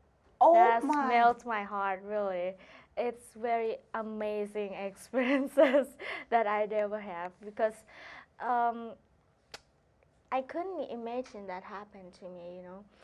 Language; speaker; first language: English; non-native, learner; Thai